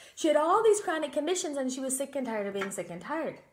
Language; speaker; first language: English; native; English